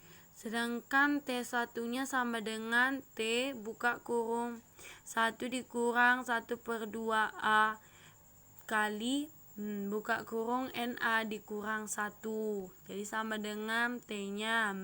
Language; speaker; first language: Indonesian; native; Indonesian